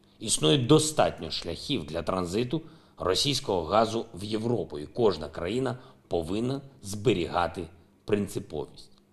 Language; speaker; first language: Ukrainian; non-native, local second language; Russian